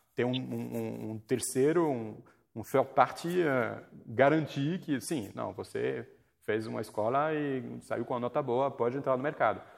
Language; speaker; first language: Portuguese; non-native, fluent; French